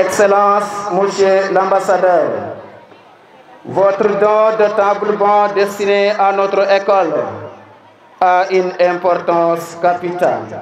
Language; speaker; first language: French; non-native, local second language; Serer